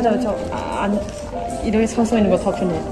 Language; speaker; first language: Korean; non-native, learner; Filipino